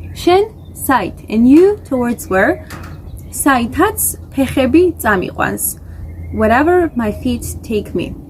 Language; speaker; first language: English; non-native, fluent; Georgian